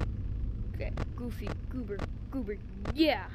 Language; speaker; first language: English; native; English